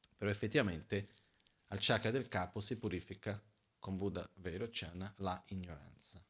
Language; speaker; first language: Italian; non-native, fluent; Portuguese